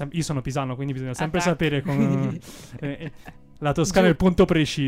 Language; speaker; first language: Italian; native; Italian